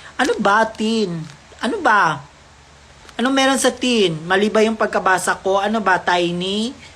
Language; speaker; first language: Filipino; non-native, local second language; Cebuano